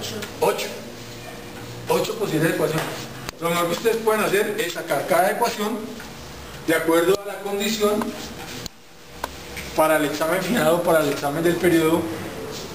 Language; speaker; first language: Spanish; native; Spanish